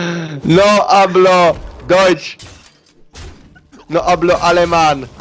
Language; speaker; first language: Spanish; non-native, learner; Czech